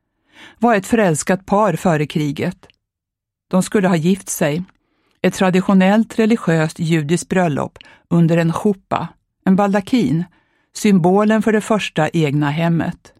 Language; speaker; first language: Swedish; early bilingual, other home language; Hungarian